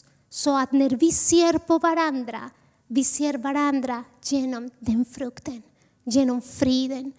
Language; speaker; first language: Swedish; non-native, fluent; Spanish